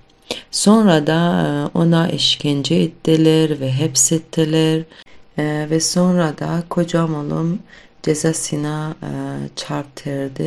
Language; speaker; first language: Turkish; non-native, fluent; Kurdish